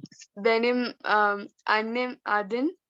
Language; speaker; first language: Turkish; non-native, learner; Urdu